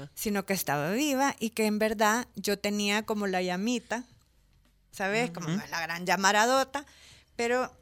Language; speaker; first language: Spanish; native; Spanish